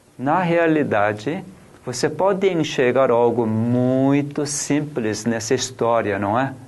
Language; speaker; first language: Portuguese; non-native, fluent; Korean